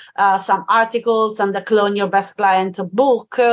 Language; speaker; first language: English; non-native, fluent; Italian